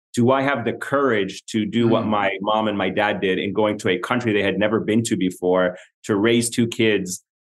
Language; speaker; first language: English; non-native, fluent; Arabic